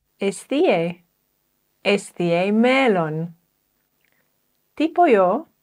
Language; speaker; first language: Greek; non-native, fluent; English